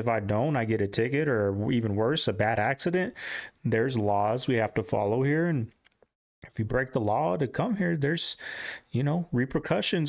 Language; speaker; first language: English; native; English